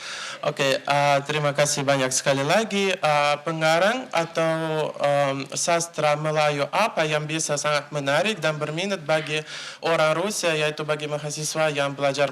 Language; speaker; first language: Indonesian; non-native, fluent; Russian